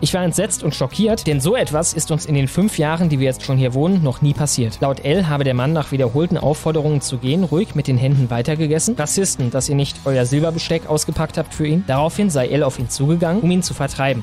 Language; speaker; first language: German; native; German